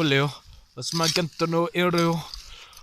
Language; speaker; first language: Welsh; non-native, learner; English